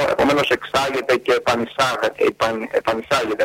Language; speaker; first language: Greek; native; Greek